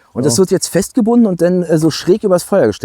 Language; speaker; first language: German; native; German